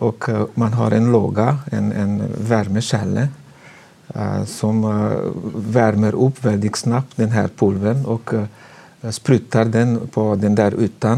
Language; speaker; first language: Swedish; non-native, fluent; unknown